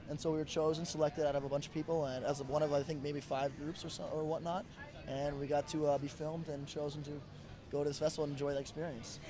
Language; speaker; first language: English; native; English